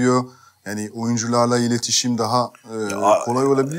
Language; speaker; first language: Turkish; non-native, fluent; French